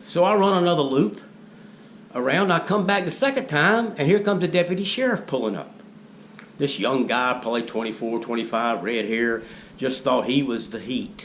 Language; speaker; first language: English; native; English